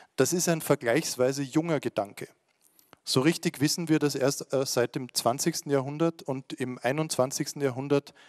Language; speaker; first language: German; native; German